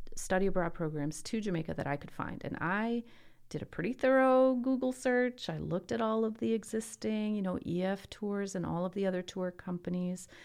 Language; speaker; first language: English; early bilingual, other home language; Italian